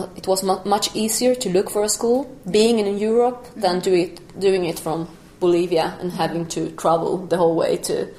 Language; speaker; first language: English; non-native, fluent; Spanish